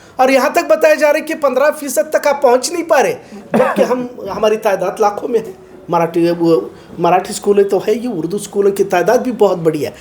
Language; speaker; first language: Hindi; non-native, local second language; Urdu